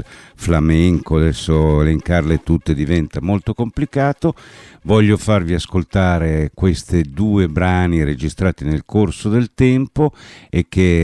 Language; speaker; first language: Italian; native; Italian